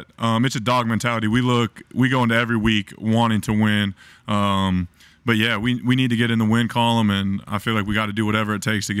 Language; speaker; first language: English; native; English